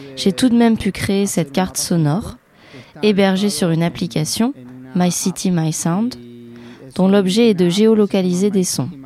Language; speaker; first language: French; non-native, fluent; Spanish